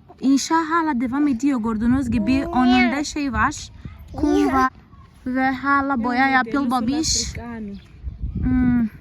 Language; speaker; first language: Turkish; non-native, fluent; Portuguese